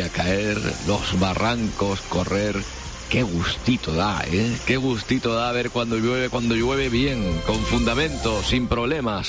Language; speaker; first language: Spanish; native; Spanish